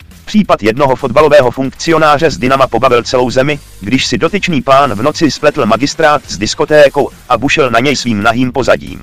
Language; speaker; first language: Czech; native; Czech